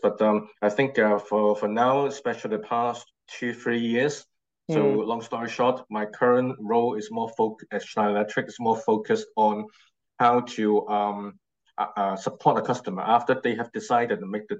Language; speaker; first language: English; non-native, local second language; Cantonese